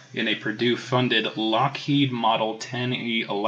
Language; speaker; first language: English; native; English